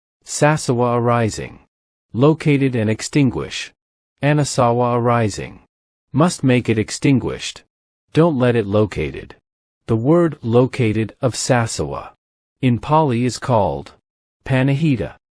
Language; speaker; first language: English; non-native, learner; Thai